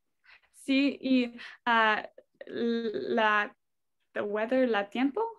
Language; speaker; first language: Spanish; non-native, learner; English